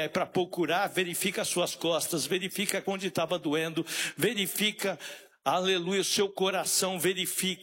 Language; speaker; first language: Portuguese; native; Portuguese